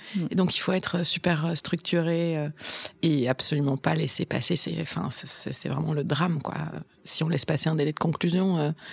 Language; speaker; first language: French; native; French